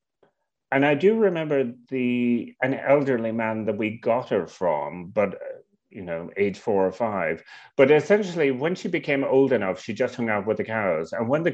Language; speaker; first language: English; native; English